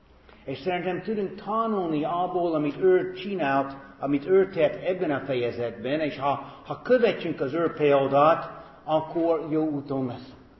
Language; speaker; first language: Hungarian; non-native, fluent; English